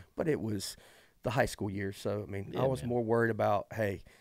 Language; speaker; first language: English; native; English